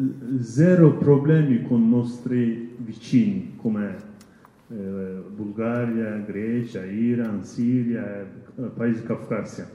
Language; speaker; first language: Italian; non-native, learner; Kurdish